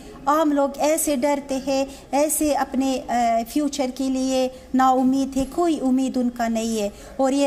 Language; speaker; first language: Hindi; non-native, learner; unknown